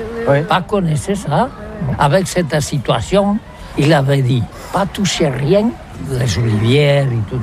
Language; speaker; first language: French; non-native, learner; Catalan